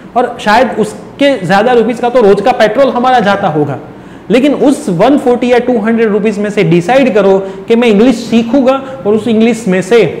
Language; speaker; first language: Hindi; non-native, local second language; Gujarati